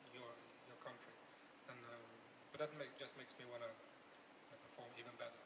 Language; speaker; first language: English; non-native, fluent; Norwegian